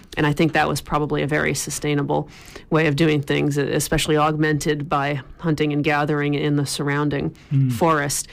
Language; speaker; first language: English; native; English